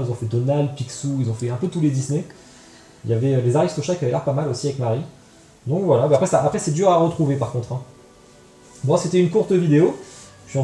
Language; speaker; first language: French; native; French